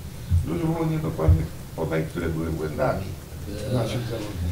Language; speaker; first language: Polish; native; Polish